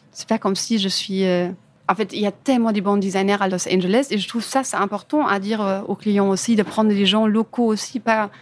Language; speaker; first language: French; non-native, fluent; German